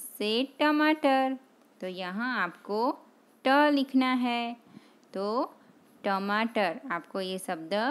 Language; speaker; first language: Hindi; non-native, local second language; Gujarati